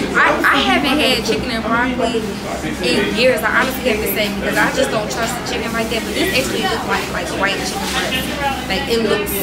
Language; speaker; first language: English; native; English